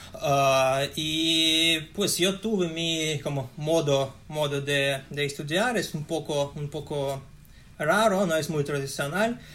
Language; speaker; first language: Spanish; non-native, learner; Russian